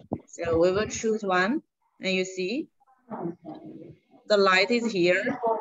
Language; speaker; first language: English; non-native, fluent; Chinese